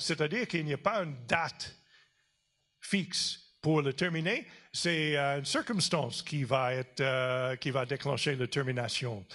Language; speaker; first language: French; non-native, fluent; English